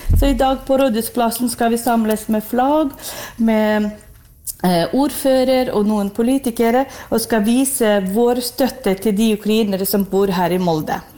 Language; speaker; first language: Norwegian; non-native, fluent; Ukrainian